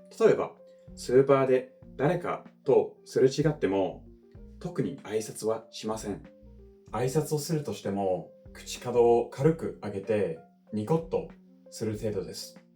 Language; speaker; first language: Japanese; non-native, fluent; English